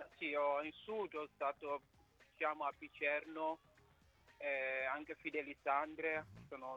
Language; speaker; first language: Italian; non-native, fluent; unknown